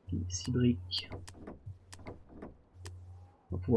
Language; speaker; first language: French; native; French